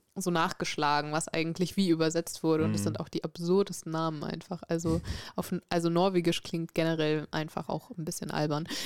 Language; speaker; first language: German; native; German